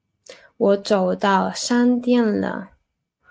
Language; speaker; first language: Chinese; non-native, learner; Spanish